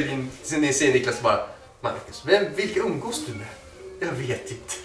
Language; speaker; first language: Swedish; native; Swedish